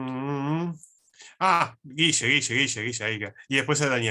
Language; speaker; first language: Spanish; native; Spanish